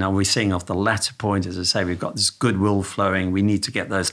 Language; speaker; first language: English; native; English